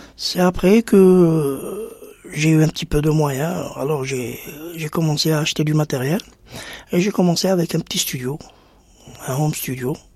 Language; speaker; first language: French; non-native, local second language; Arabic